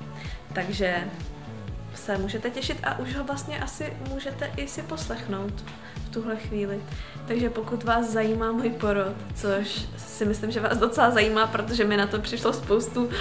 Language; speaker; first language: Czech; native; Czech